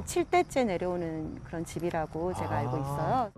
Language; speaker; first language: Korean; early bilingual, heritage; Korean